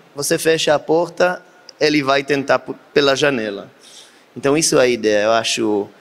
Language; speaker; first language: Portuguese; non-native, fluent; Hebrew